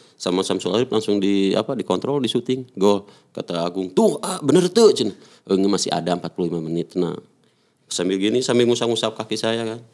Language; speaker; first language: Indonesian; native; Indonesian